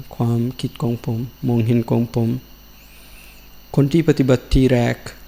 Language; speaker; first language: Thai; non-native, learner; Sinhala